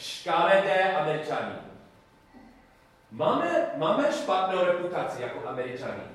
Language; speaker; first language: Czech; non-native, learner; English